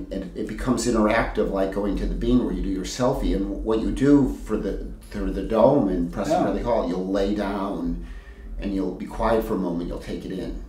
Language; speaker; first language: English; native; English